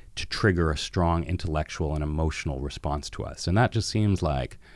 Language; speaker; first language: English; native; English